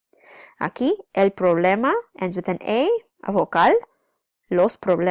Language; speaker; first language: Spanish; non-native, fluent; English